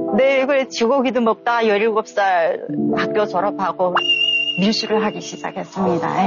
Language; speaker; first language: Korean; native; Korean